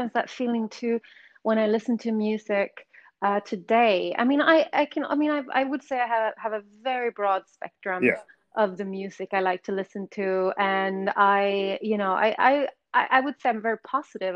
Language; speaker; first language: English; non-native, fluent; Swedish